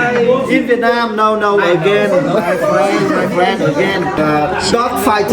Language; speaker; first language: English; non-native, learner; Vietnamese